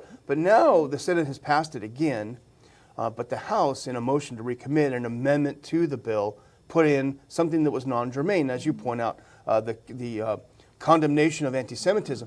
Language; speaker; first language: English; native; English